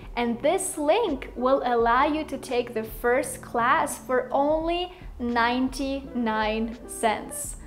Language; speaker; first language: English; non-native, fluent; Russian